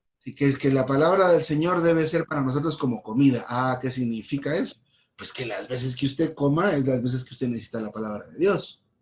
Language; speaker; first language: Spanish; native; Spanish